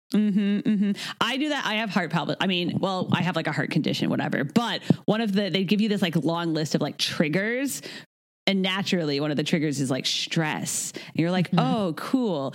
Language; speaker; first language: English; native; English